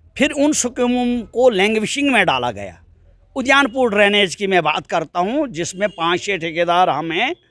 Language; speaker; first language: Hindi; native; Hindi